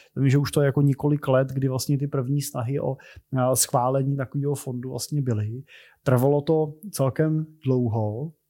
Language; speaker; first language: Czech; native; Czech